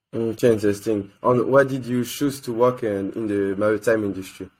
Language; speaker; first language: English; non-native, learner; French